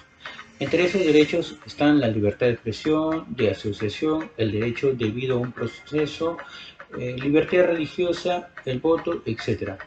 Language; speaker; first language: Spanish; native; Spanish